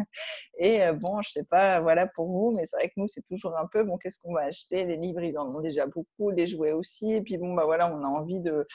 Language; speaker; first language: French; native; French